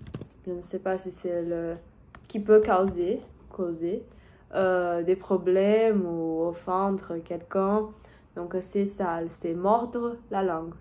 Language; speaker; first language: French; non-native, learner; Portuguese